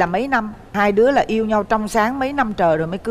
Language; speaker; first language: Vietnamese; native; Vietnamese